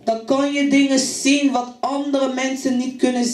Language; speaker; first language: Dutch; non-native, fluent; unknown